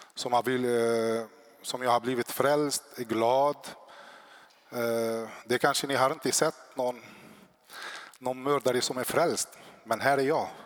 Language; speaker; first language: Swedish; non-native, fluent; Arabic